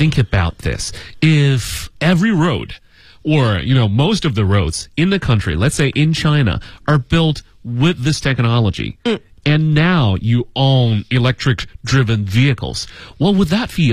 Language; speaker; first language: English; native; English